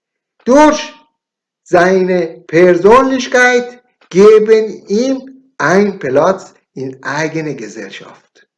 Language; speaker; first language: German; non-native, learner; Persian